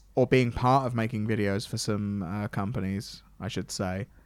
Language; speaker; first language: English; native; English